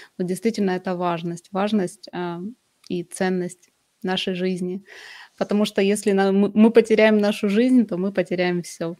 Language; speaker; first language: Russian; native; Russian